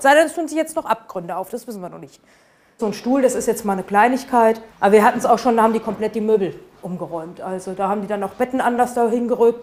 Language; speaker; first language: German; native; German